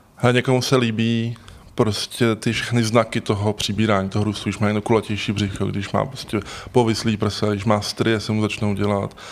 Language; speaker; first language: Czech; native; Czech